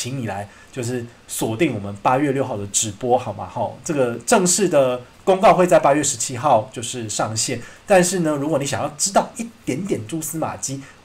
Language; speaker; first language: Chinese; native; Chinese